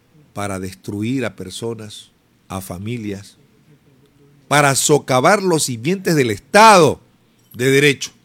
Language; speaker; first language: Spanish; native; Spanish